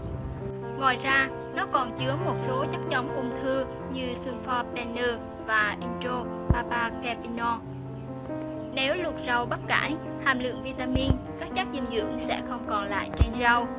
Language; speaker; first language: Vietnamese; native; Vietnamese